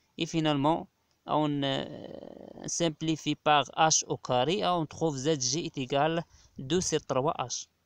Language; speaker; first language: French; non-native, local second language; Arabic